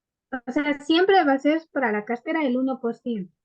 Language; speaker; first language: Spanish; native; Spanish